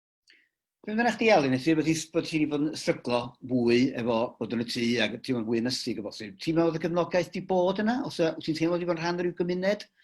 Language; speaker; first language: Welsh; native; Welsh